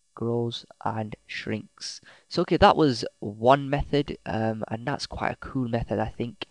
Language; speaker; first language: English; native; English